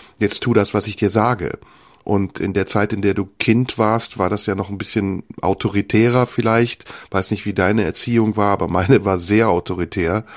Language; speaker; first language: German; early bilingual, other home language; Turkish